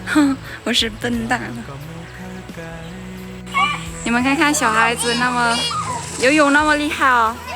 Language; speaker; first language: Chinese; non-native, learner; Vietnamese